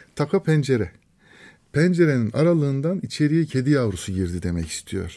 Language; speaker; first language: Turkish; native; Turkish